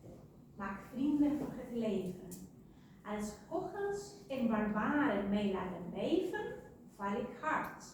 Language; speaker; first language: Dutch; non-native, fluent; Spanish